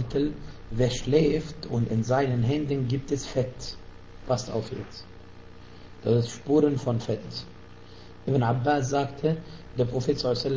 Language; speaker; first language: German; non-native, fluent; Arabic